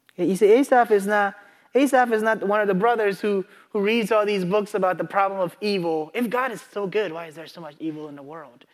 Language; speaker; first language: English; non-native, local second language; Akan